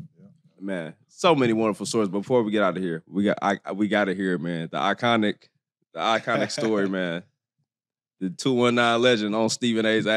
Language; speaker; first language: English; native; English